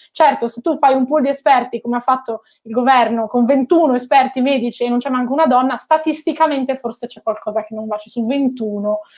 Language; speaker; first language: Italian; native; Italian